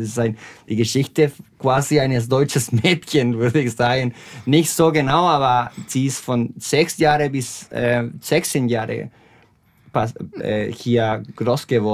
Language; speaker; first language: German; non-native, fluent; Spanish